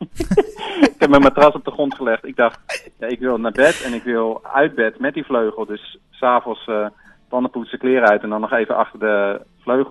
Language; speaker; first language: Dutch; native; Dutch